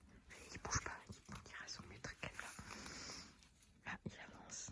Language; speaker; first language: French; native; French